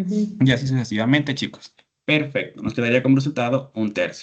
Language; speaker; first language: Spanish; native; Spanish